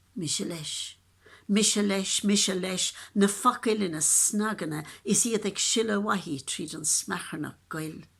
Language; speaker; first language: Irish; native; Irish